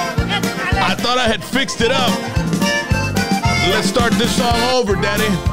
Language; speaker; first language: English; early bilingual, other home language; Spanish